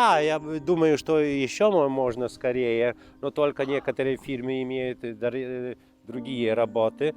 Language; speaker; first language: Russian; non-native, fluent; Lithuanian